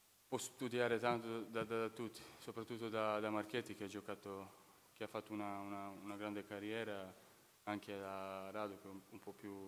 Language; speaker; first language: Italian; non-native, fluent; Serbian